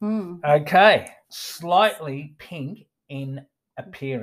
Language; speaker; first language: English; native; English